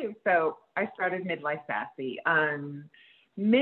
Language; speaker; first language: English; native; English